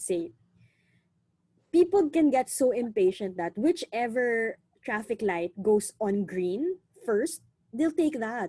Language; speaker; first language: English; non-native, local second language; Filipino